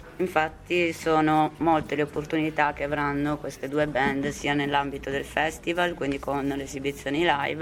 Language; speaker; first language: Italian; native; Italian